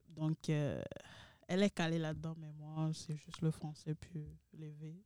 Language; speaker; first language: French; non-native, local second language; Ewe